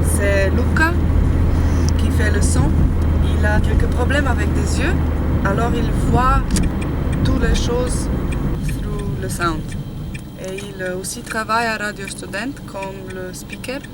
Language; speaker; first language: French; non-native, fluent; Slovenian